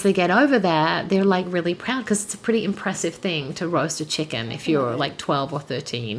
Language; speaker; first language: English; native; English